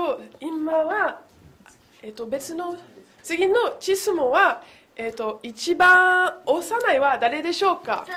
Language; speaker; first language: Japanese; non-native, learner; French